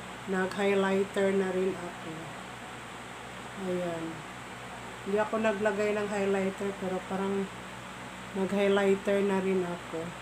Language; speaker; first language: Filipino; non-native, local second language; Cebuano